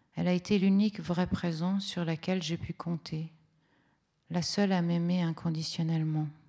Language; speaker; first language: French; early bilingual, other home language; Italian